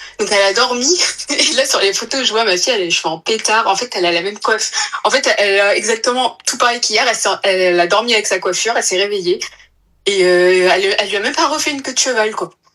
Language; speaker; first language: French; native; French